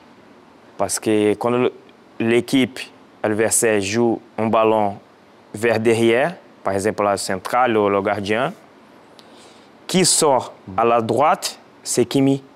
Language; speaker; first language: French; non-native, fluent; Portuguese